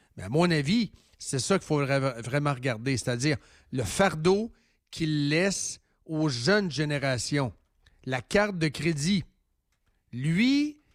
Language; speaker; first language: French; native; French